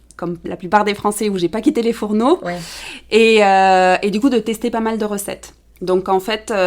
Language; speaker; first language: French; early bilingual, other home language; Spanish